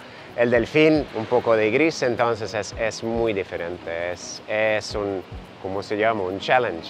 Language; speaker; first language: Spanish; non-native, fluent; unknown